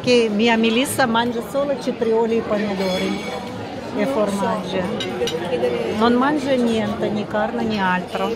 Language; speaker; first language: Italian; non-native, learner; Russian